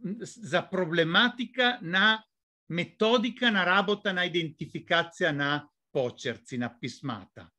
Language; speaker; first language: Bulgarian; non-native, fluent; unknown